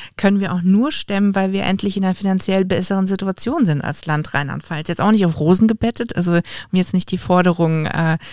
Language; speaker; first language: German; native; German